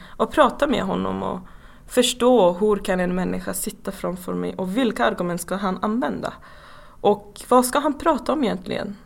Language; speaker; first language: Swedish; non-native, fluent; Persian